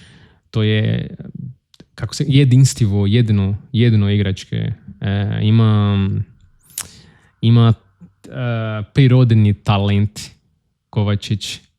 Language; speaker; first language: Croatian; non-native, learner; Portuguese